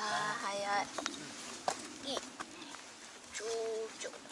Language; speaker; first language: Japanese; non-native, learner; Vietnamese